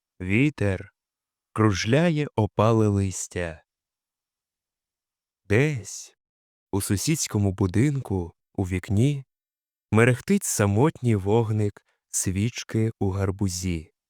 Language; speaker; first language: Ukrainian; native; Ukrainian